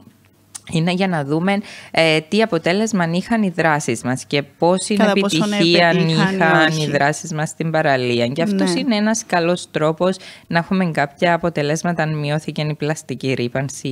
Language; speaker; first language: Greek; native; Greek